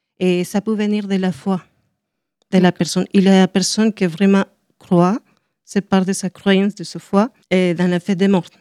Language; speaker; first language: French; non-native, learner; Spanish